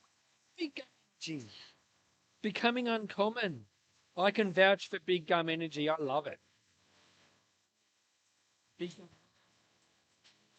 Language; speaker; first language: English; native; English